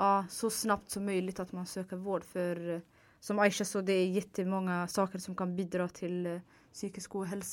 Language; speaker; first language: Swedish; non-native, fluent; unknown